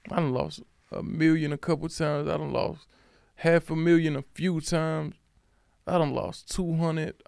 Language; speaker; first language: English; native; English